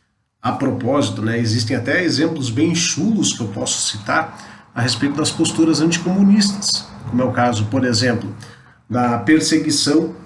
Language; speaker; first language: Portuguese; native; Portuguese